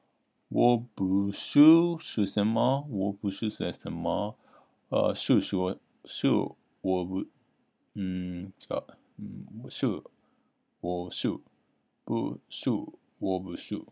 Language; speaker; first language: Chinese; non-native, learner; Japanese